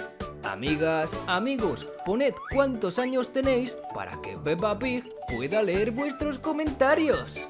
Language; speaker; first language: Spanish; native; Spanish